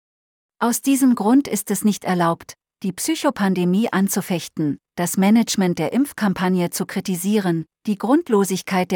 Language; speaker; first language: German; native; German